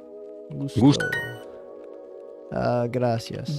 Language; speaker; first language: Spanish; non-native, learner; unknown